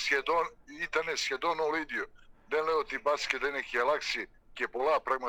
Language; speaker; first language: Greek; non-native, fluent; Serbian